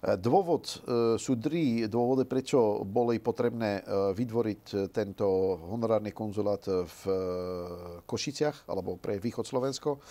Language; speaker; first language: Slovak; non-native, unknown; Dutch